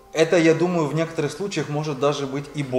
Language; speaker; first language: Russian; native; Russian